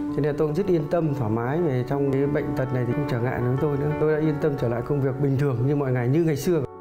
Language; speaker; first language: Vietnamese; native; Vietnamese